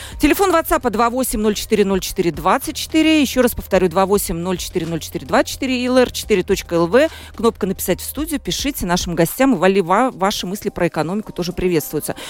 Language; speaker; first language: Russian; native; Russian